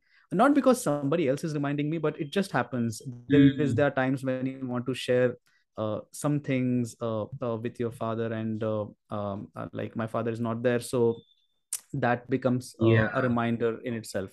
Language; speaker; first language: English; non-native, local second language; Marathi